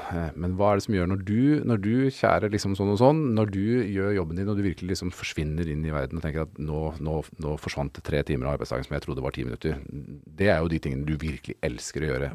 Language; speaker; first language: Norwegian; native; Norwegian